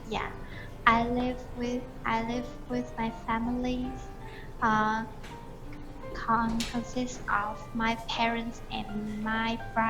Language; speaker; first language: English; non-native, learner; Vietnamese